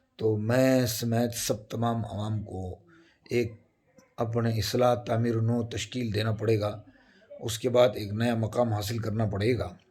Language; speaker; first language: Urdu; non-native, local second language; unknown